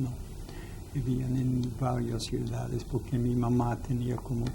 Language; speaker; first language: Spanish; non-native, fluent; Yiddish